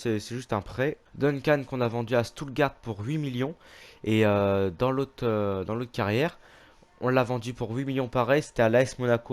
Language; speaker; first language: French; native; French